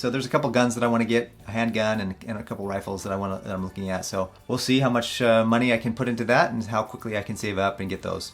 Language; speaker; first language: English; native; English